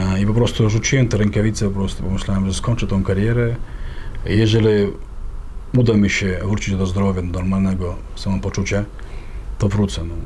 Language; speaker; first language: Polish; non-native, fluent; Chechen